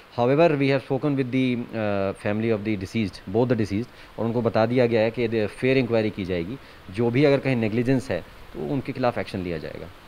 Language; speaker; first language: Hindi; native; Hindi